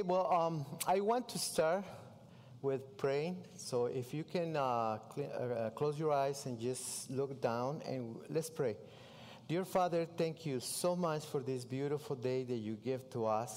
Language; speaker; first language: English; non-native, learner; Spanish